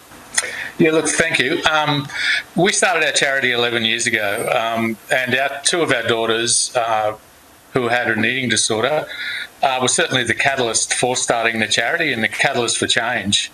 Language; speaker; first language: English; native; English